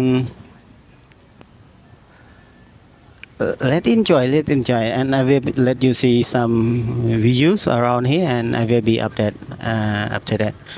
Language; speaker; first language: English; non-native, learner; Khmer